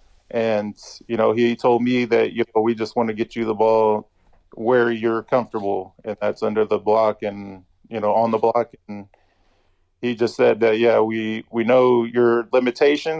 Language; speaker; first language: English; native; English